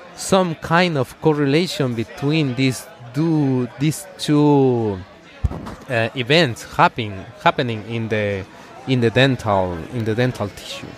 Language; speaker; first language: English; non-native, fluent; Spanish